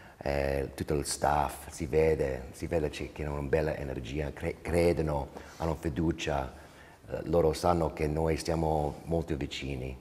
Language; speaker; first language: Italian; early bilingual, heritage; English